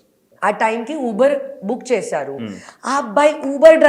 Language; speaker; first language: Telugu; non-native, learner; Hindi